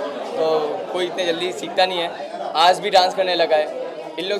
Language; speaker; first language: Hindi; native; Hindi